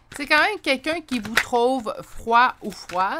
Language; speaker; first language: French; native; French